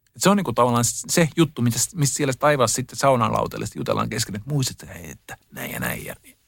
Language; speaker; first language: Finnish; early bilingual, heritage; Finnish